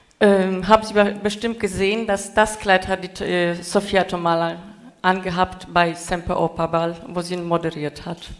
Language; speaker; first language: German; non-native, fluent; Polish